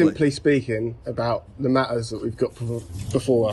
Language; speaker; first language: English; native; English